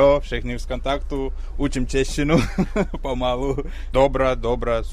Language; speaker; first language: Czech; non-native, learner; Ukrainian